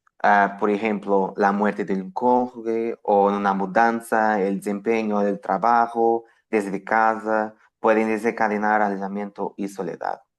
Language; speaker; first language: Spanish; non-native, fluent; Portuguese